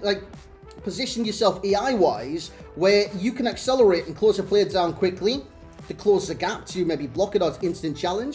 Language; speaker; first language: English; native; English